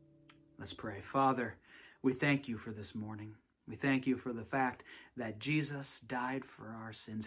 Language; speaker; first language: English; native; English